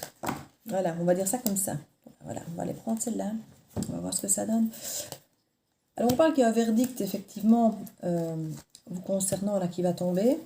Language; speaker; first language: French; native; French